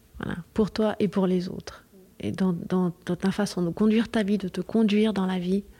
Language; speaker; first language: French; non-native, fluent; Spanish